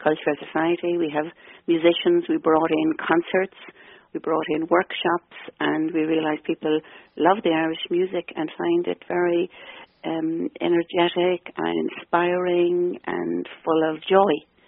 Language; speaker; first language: English; native; English